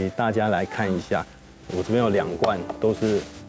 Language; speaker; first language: Chinese; native; Chinese